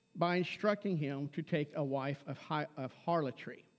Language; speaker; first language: English; native; English